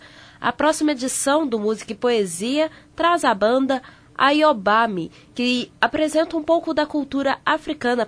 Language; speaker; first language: Portuguese; native; Portuguese